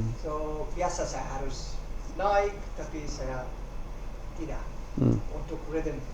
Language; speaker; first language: Indonesian; non-native, learner; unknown